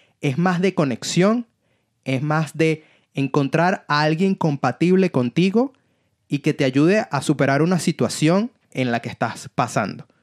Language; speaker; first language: Spanish; native; Spanish